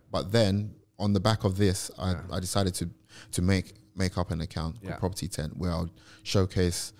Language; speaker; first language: English; native; English